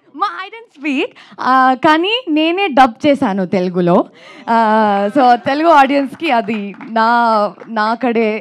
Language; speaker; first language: Telugu; non-native, learner; Kannada